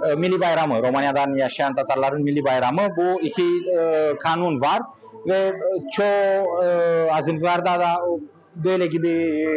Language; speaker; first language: Turkish; non-native, learner; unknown